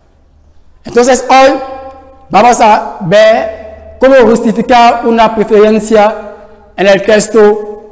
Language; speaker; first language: Spanish; non-native, fluent; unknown